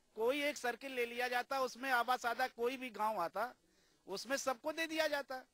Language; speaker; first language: Hindi; native; Hindi